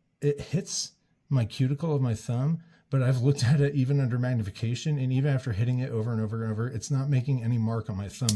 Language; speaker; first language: English; native; English